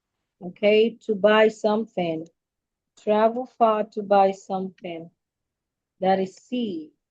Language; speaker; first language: English; non-native, fluent; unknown